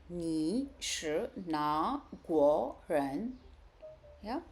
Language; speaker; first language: Chinese; non-native, fluent; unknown